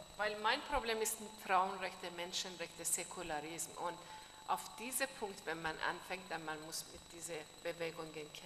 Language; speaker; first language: German; non-native, fluent; Persian